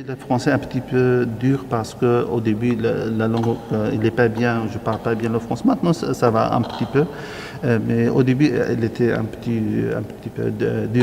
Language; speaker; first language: French; non-native, learner; Arabic